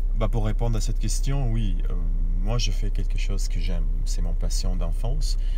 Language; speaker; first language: French; non-native, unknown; Arabic